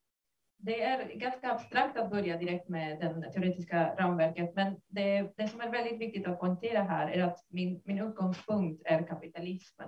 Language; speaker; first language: Swedish; non-native, fluent; Spanish